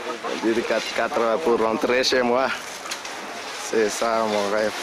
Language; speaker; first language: French; non-native, local second language; Malagasy